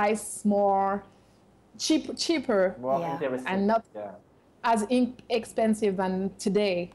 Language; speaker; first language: English; non-native, fluent; French